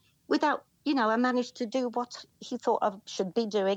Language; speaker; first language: English; native; English